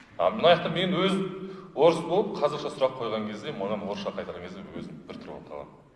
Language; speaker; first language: Kazakh; non-native, local second language; Russian